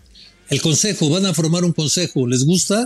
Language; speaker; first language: Spanish; native; Spanish